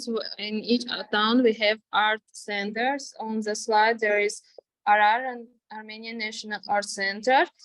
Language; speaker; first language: English; non-native, fluent; Armenian